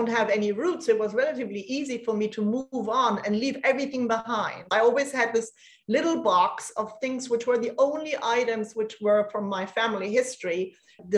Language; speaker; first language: English; non-native, fluent; German